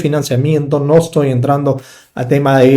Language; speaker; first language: Spanish; native; Spanish